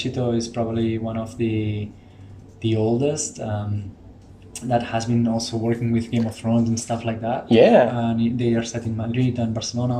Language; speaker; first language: English; non-native, fluent; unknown